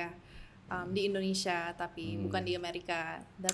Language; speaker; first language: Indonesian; early bilingual, heritage; English